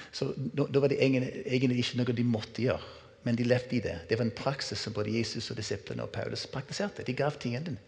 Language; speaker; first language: Norwegian; non-native, fluent; English